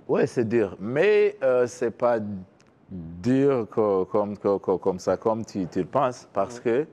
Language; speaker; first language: French; non-native, learner; Kinyarwanda